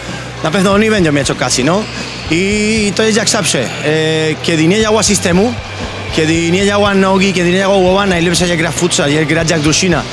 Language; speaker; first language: Polish; non-native, learner; Spanish